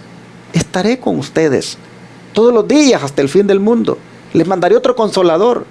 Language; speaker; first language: Spanish; native; Spanish